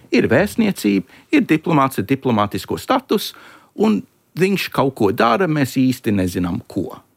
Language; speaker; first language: Latvian; early bilingual, heritage; Latvian